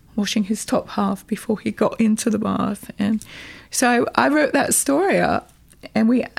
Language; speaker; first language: English; native; English